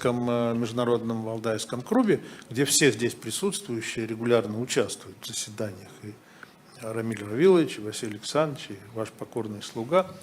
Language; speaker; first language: Russian; native; Russian